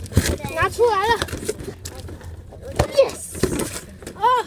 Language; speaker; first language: Chinese; native; Chinese